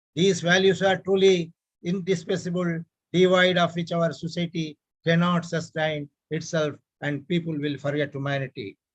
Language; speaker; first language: English; non-native, local second language; Urdu